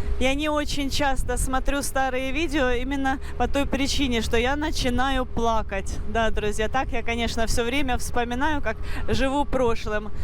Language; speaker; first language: Russian; native; Russian